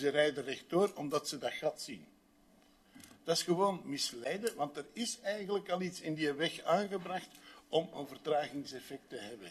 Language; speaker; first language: Dutch; native; Dutch